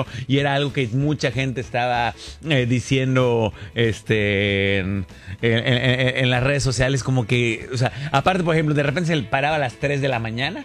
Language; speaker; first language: Spanish; native; Spanish